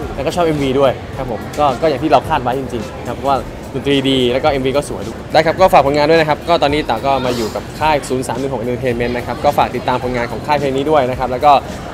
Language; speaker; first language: Thai; native; Thai